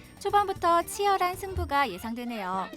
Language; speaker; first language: Korean; native; Korean